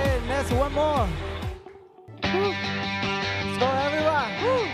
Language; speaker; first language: English; non-native, learner; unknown